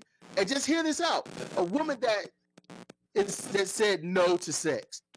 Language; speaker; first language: English; native; English